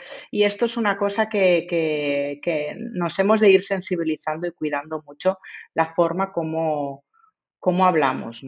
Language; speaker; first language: Spanish; native; Spanish